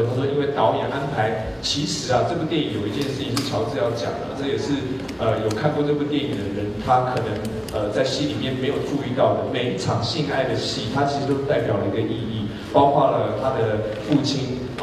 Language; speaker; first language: Chinese; native; Chinese